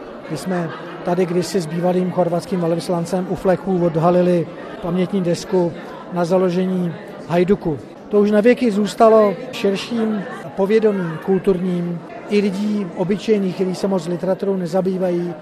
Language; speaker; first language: Czech; native; Czech